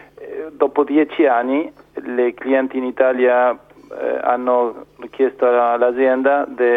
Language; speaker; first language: Italian; non-native, fluent; Spanish